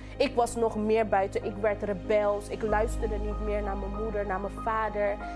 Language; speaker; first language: Dutch; non-native, local second language; English